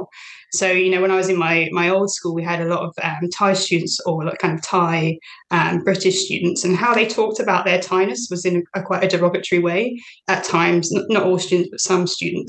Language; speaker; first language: English; native; English